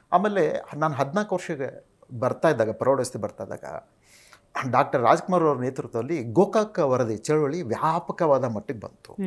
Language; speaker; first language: Kannada; native; Kannada